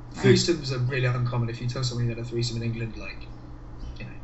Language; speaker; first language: English; native; English